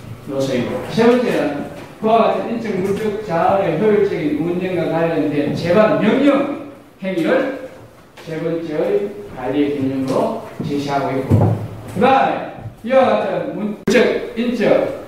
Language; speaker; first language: Korean; native; Korean